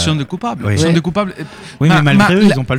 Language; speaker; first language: French; native; French